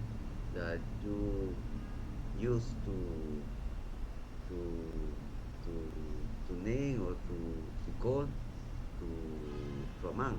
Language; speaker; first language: English; non-native, learner; Spanish